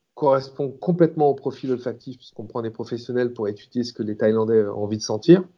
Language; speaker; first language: French; native; French